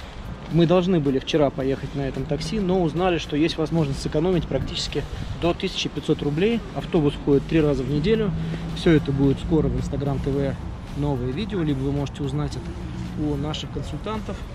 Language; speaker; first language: Russian; native; Russian